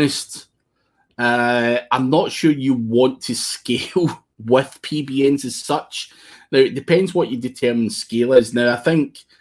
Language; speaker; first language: English; native; English